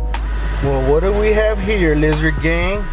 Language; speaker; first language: English; native; English